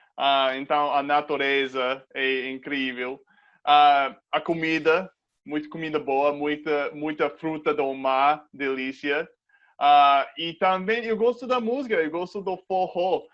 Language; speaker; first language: Portuguese; non-native, fluent; English